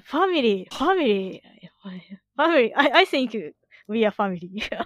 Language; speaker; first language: English; non-native, learner; Japanese